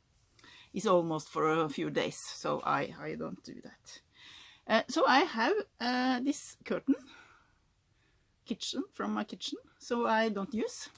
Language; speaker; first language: English; non-native, learner; Norwegian